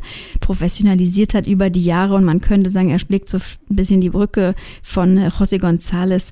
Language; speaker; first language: German; native; German